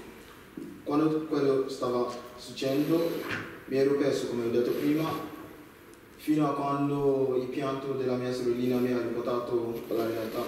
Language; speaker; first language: Italian; non-native, learner; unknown